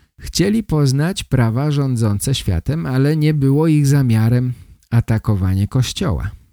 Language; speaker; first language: Polish; native; Polish